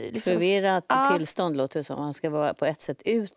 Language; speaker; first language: Swedish; native; Swedish